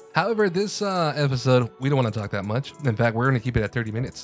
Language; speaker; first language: English; early bilingual, other home language; Spanish